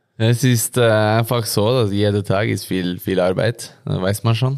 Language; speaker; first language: German; non-native, learner; Norwegian